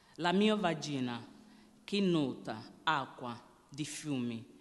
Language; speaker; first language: Italian; non-native, learner; Yoruba